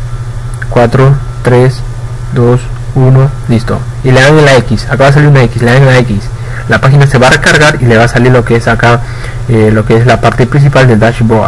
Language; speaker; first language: Spanish; native; Spanish